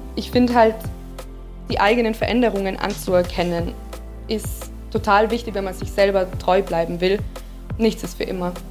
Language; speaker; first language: German; native; German